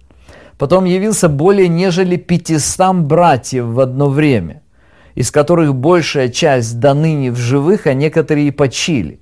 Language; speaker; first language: Russian; native; Russian